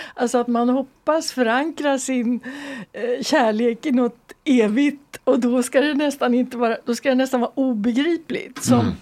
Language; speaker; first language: Swedish; native; Swedish